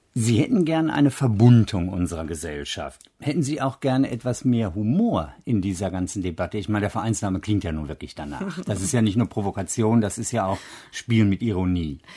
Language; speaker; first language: German; native; German